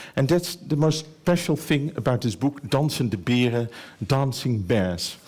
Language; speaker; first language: English; non-native, fluent; Dutch